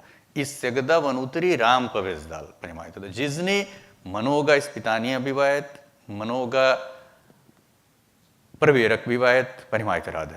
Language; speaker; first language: Russian; non-native, learner; Hindi